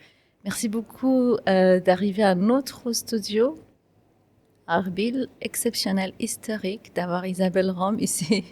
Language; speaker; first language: French; non-native, fluent; Kurdish